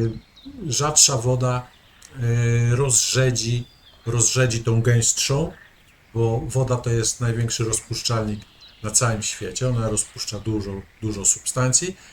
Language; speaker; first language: Polish; native; Polish